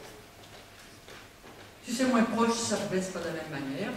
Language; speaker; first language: French; native; French